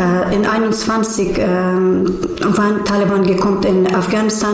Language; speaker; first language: German; non-native, learner; Persian